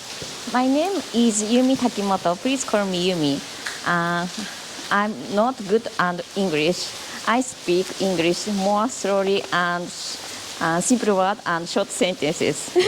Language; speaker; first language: English; non-native, learner; Japanese